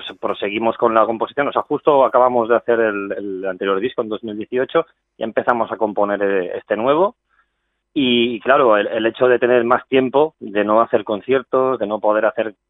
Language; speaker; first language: Spanish; non-native, local second language; Catalan